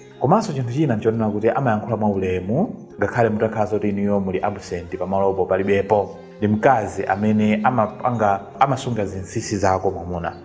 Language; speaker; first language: Nyanja; native; Nyanja